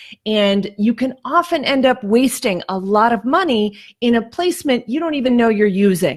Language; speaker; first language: English; native; English